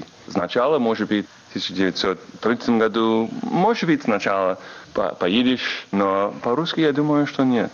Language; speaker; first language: Russian; non-native, fluent; English